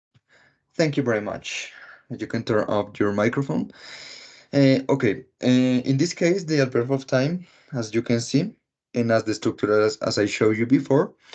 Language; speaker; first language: English; non-native, fluent; Spanish